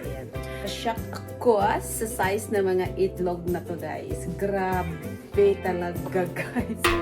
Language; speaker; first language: Filipino; native; Filipino